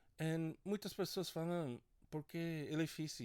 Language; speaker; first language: Portuguese; non-native, learner; English